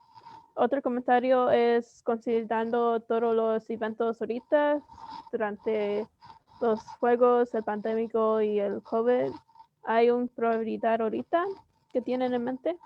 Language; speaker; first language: Spanish; early bilingual, heritage; Spanish